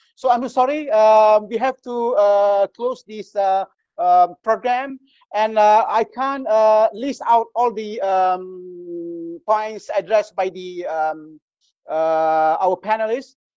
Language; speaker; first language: English; non-native, local second language; Malay